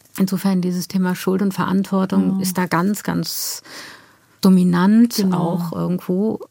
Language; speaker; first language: German; native; German